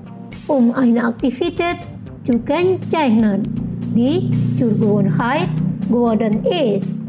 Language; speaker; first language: German; non-native, fluent; Indonesian